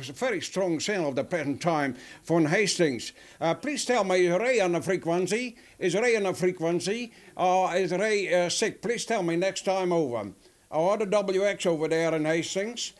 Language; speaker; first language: English; non-native, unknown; Dutch